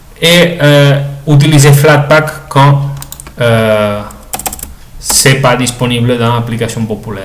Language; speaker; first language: French; non-native, learner; Spanish